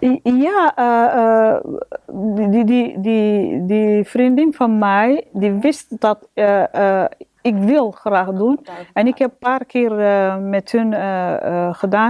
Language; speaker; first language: Dutch; non-native, learner; Arabic